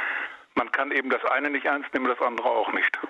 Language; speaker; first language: German; native; German